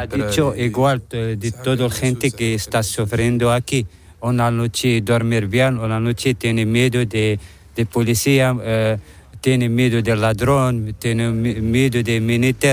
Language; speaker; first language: Spanish; non-native, learner; Arabic